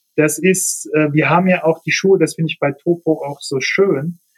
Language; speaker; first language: German; native; German